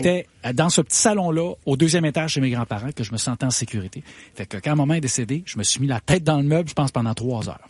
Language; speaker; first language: French; native; French